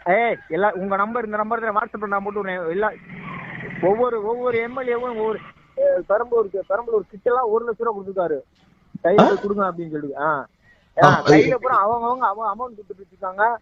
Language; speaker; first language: Tamil; native; Tamil